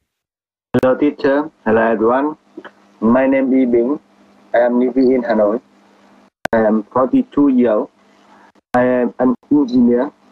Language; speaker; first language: English; non-native, learner; Vietnamese